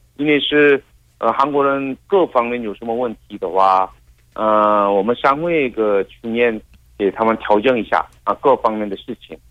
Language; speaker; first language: Chinese; non-native, fluent; Korean